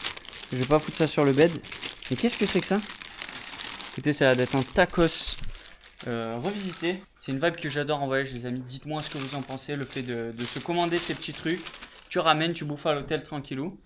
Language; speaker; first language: French; native; French